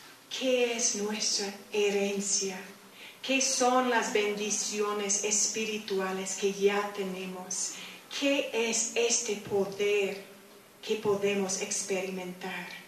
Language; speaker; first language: Spanish; non-native, fluent; English